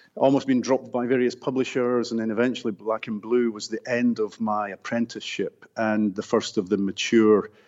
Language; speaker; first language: English; native; English